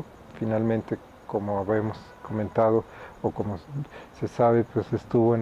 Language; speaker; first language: Spanish; native; Spanish